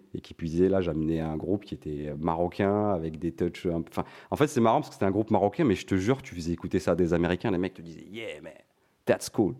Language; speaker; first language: French; non-native, local second language; Arabic